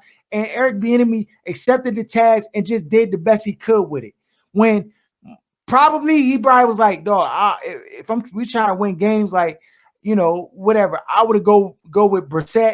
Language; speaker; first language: English; native; English